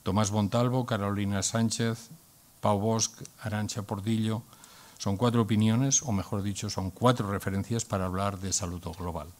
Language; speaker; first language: Spanish; non-native, local second language; Catalan